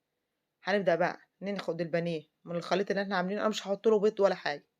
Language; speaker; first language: Arabic; native; Arabic